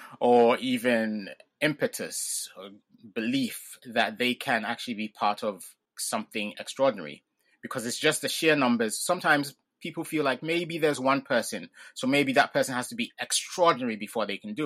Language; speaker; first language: English; non-native, local second language; Ga